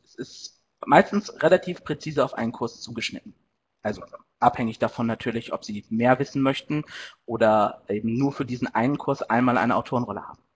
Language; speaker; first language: German; native; German